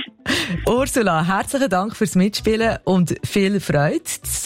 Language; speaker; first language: German; native; German